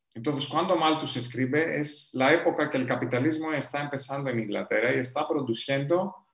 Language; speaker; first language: Spanish; non-native, fluent; Greek